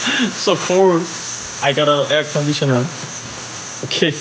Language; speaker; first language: English; non-native, learner; Korean